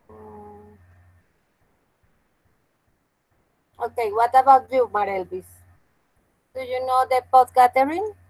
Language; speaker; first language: English; non-native, fluent; Spanish